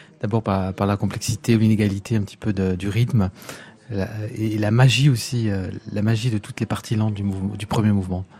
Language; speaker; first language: French; native; French